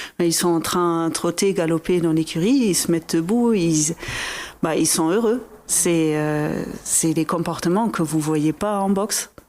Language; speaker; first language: French; non-native, fluent; German